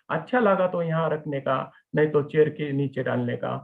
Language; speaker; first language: Hindi; non-native, local second language; Marathi